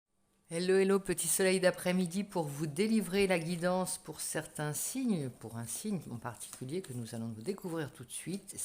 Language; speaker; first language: French; native; French